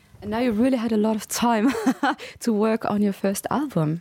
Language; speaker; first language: English; non-native, fluent; German